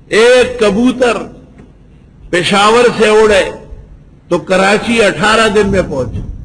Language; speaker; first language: Urdu; non-native, local second language; Pashto